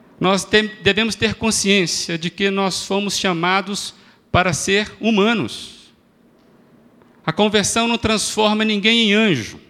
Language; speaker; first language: Portuguese; native; Portuguese